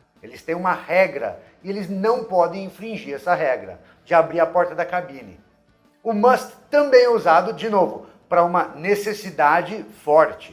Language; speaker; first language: Portuguese; non-native, fluent; English